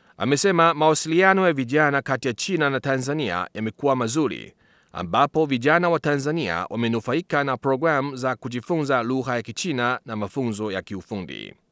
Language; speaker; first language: Swahili; non-native, fluent; Chinese